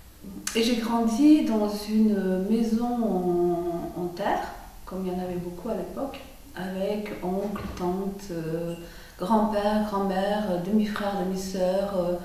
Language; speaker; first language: French; non-native, fluent; Turkish